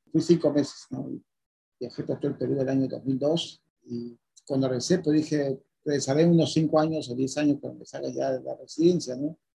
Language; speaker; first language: Spanish; native; Spanish